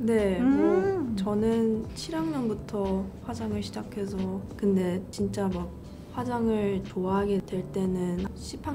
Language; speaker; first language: Korean; early bilingual, heritage; Korean